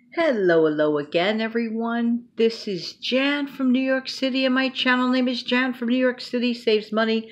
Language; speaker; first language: English; native; English